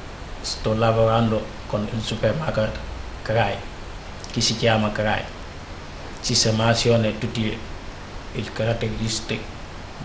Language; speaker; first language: Italian; non-native, learner; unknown